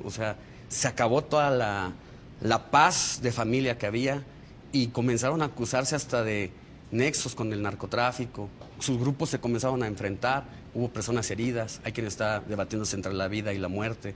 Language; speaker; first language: Spanish; native; Spanish